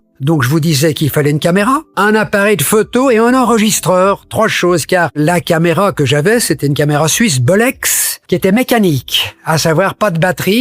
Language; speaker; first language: French; native; French